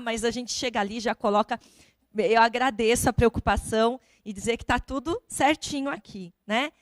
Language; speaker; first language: Portuguese; native; Portuguese